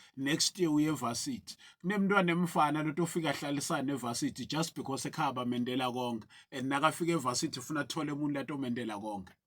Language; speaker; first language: Zulu; non-native, local second language; Swati